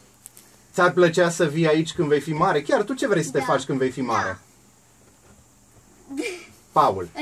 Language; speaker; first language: Romanian; native; Romanian